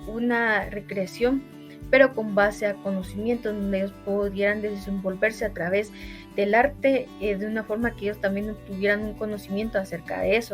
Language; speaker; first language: Spanish; native; Spanish